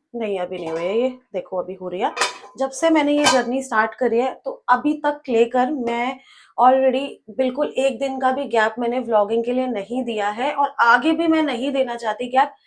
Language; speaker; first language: Hindi; native; Hindi